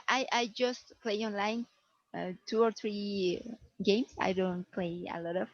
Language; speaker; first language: English; non-native, fluent; Spanish